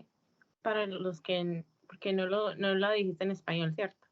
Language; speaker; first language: Spanish; early bilingual, heritage; Spanish